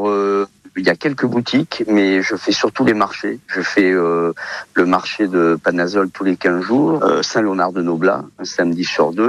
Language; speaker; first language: French; early bilingual, other home language; Portuguese